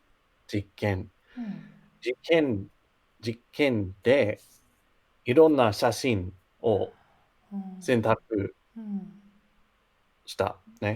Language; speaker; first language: Japanese; non-native, learner; English